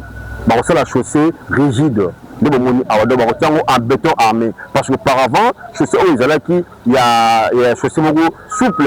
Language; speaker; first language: French; non-native, local second language; Lingala